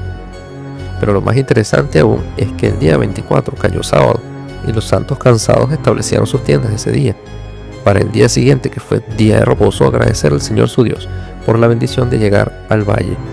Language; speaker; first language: Spanish; native; Spanish